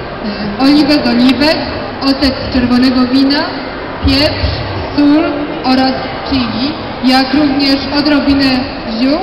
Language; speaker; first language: Polish; native; Polish